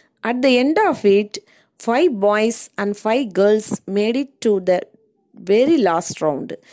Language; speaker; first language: English; non-native, local second language; Tamil